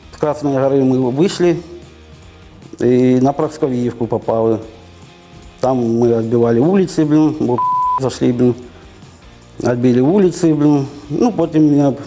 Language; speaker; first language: Ukrainian; non-native, local second language; Russian